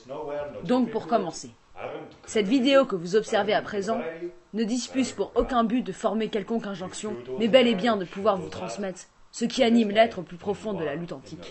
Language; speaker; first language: French; native; French